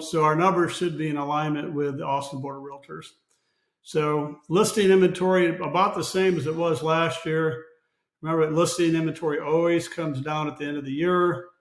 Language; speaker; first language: English; native; English